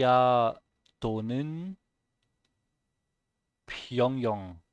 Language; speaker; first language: Korean; non-native, learner; German